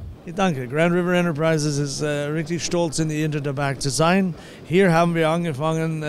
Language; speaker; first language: German; non-native, fluent; English